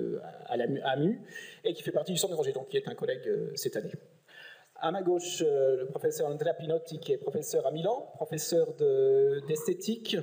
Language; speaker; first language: French; native; French